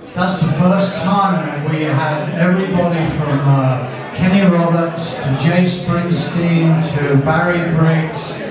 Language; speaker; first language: English; native; English